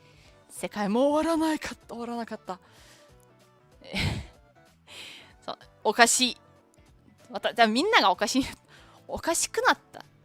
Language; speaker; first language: Japanese; non-native, learner; Russian